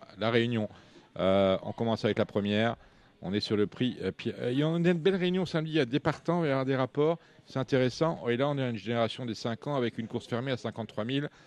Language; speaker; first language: French; native; French